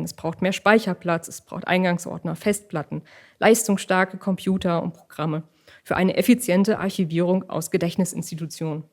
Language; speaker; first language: German; native; German